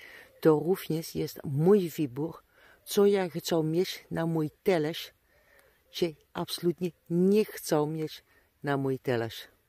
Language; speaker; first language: Polish; non-native, learner; Dutch